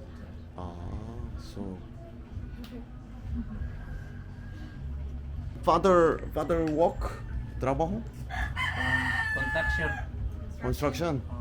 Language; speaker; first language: English; non-native, learner; Korean